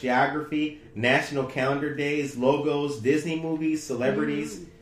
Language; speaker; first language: English; native; English